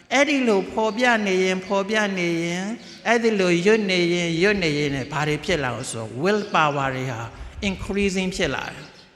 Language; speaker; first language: Burmese; native; Burmese